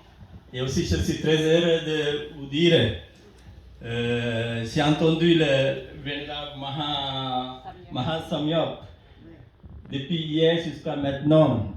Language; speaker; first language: French; non-native, fluent; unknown